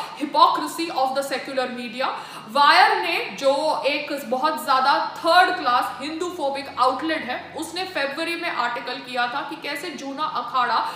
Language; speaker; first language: Hindi; native; Hindi